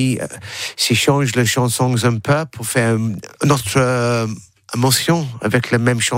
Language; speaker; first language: French; non-native, learner; English